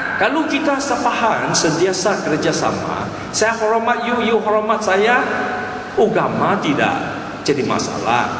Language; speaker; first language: Malay; non-native, local second language; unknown